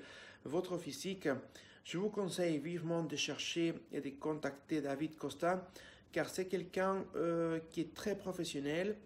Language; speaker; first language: French; non-native, fluent; Spanish